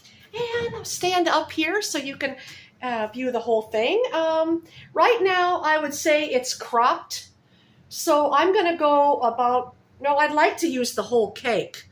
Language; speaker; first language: English; native; English